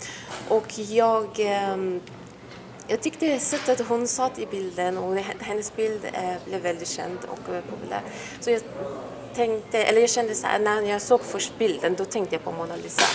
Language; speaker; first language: Swedish; non-native, fluent; Persian